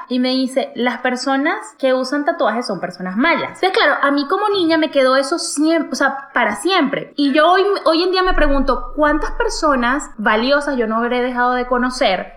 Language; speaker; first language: Spanish; native; Spanish